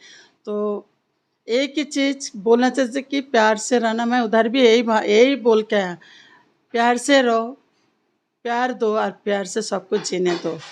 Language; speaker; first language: Hindi; non-native, local second language; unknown